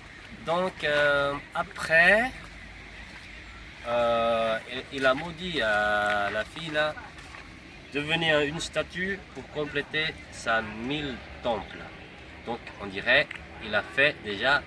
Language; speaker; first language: French; non-native, fluent; Indonesian